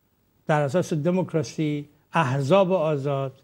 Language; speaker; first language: Persian; native; Persian